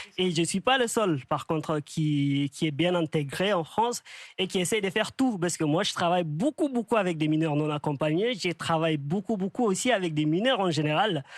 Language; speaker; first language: French; non-native, fluent; Arabic